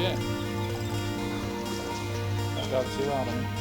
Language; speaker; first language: English; native; English